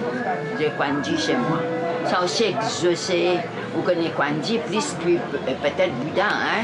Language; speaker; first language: French; non-native, local second language; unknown